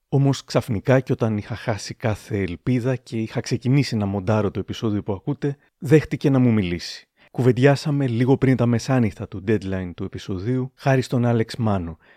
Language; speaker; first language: Greek; native; Greek